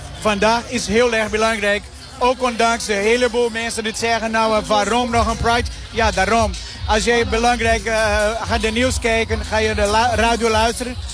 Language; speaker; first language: Dutch; non-native, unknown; Portuguese